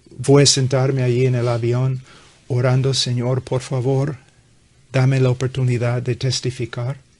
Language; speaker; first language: Spanish; non-native, fluent; English